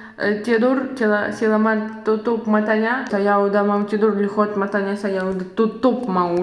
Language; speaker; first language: Indonesian; non-native, learner; Russian